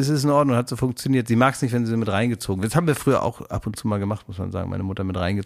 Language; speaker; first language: German; native; German